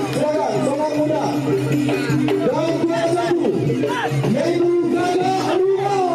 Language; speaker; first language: Indonesian; native; Indonesian